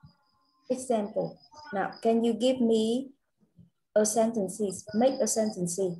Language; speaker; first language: English; non-native, learner; Vietnamese